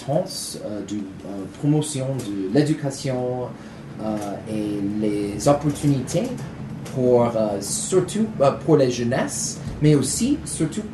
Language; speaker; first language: French; non-native, learner; English